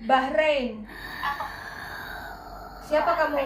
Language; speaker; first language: Indonesian; native; Indonesian